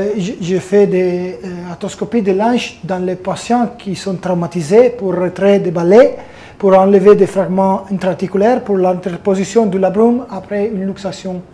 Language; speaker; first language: French; non-native, fluent; Italian